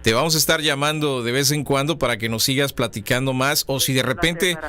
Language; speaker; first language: Spanish; native; Spanish